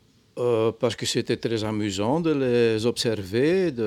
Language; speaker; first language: French; non-native, fluent; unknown